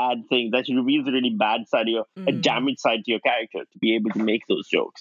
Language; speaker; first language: English; non-native, local second language; Urdu